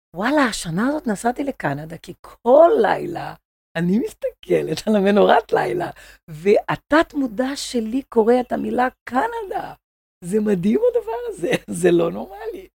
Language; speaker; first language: Hebrew; non-native, fluent; Portuguese